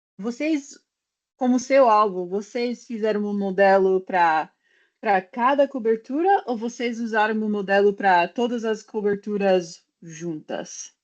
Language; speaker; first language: Portuguese; non-native, fluent; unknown